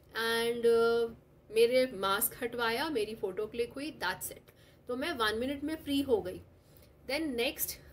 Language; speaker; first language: Hindi; non-native, local second language; Telugu